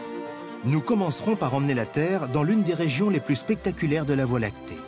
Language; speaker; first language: French; native; French